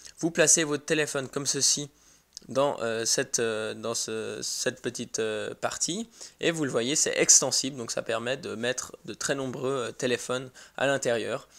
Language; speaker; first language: French; native; French